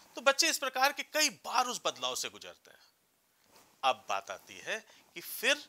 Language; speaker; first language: Hindi; native; Hindi